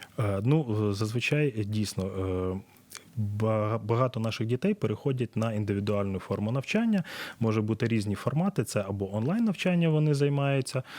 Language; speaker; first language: Ukrainian; native; Ukrainian